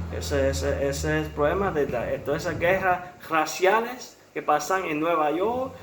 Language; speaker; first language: Spanish; early bilingual, heritage; Spanish